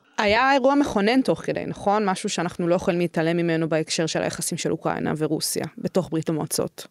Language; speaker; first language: Hebrew; native; Hebrew